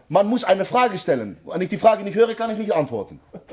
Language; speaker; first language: German; non-native, learner; Dutch